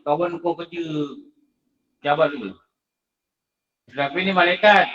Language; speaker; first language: Malay; native; Malay